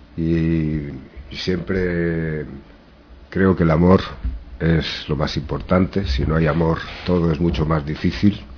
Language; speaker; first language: Spanish; native; Spanish